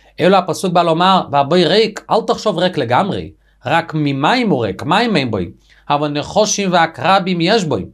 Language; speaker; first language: Hebrew; native; Hebrew